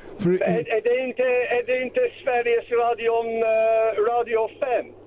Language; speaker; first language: Swedish; non-native, learner; English